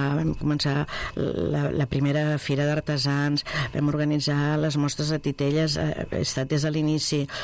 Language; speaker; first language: Catalan; non-native, local second language; Spanish